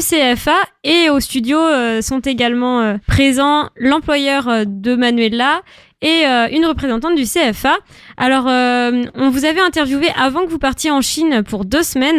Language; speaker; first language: French; native; French